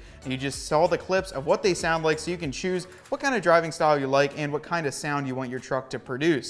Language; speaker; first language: English; native; English